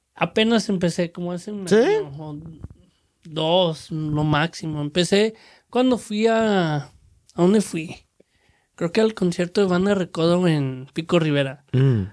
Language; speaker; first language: Spanish; early bilingual, heritage; Spanish